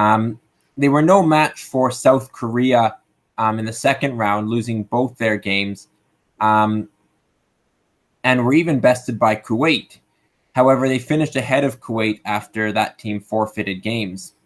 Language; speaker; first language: English; native; English